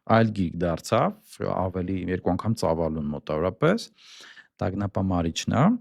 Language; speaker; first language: Armenian; native; Armenian